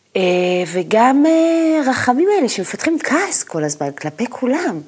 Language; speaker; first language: Hebrew; native; Hebrew